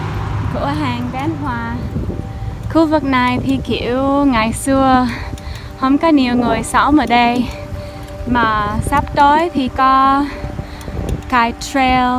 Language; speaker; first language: Vietnamese; non-native, fluent; English